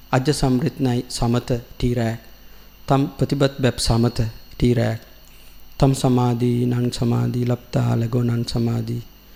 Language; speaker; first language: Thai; non-native, learner; Sinhala